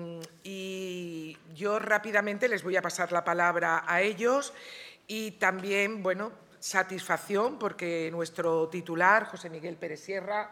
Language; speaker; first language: Spanish; native; Spanish